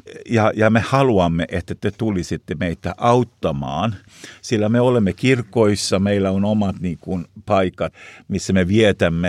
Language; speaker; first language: Finnish; non-native, local second language; Swedish